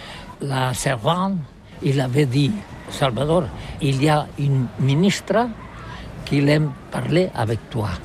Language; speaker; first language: French; non-native, learner; Catalan